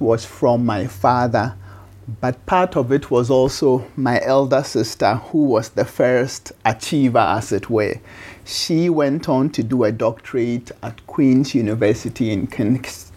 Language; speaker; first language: English; non-native, local second language; Akan